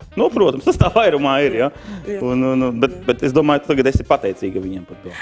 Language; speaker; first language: Latvian; native; Latvian